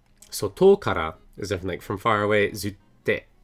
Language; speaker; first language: English; native; English